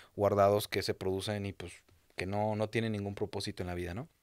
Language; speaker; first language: Spanish; native; Spanish